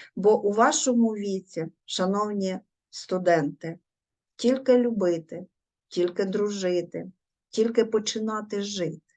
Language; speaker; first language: Ukrainian; native; Ukrainian